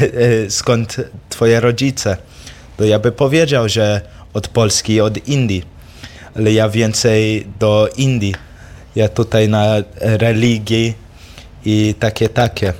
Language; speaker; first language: Polish; early bilingual, heritage; English